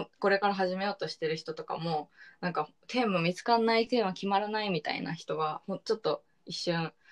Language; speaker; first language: Japanese; early bilingual, heritage; Japanese